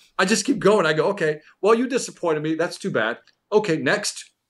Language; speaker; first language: English; early bilingual, other home language; Spanish